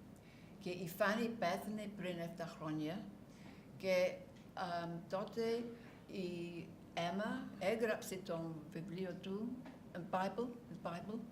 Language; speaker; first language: Greek; non-native, learner; English